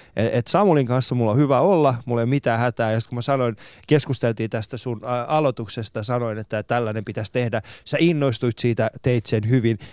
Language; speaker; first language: Finnish; early bilingual, other home language; Persian